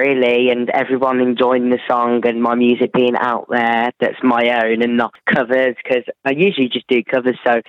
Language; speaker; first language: English; native; English